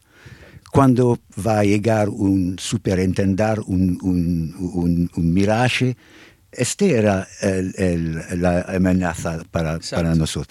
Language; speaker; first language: Spanish; non-native, fluent; English